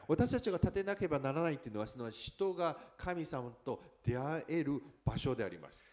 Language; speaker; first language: Japanese; non-native, fluent; Chinese